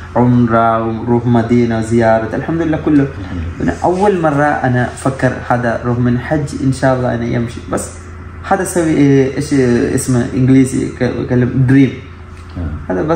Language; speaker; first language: Arabic; non-native, learner; Malayalam